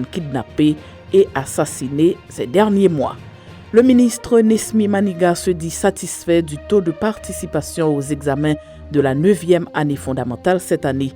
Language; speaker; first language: French; non-native, local second language; Haitian Creole